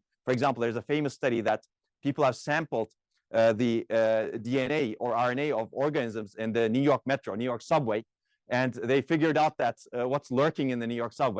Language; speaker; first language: English; non-native, fluent; Turkish